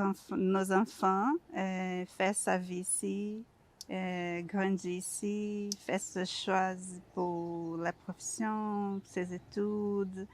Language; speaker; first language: French; non-native, learner; Portuguese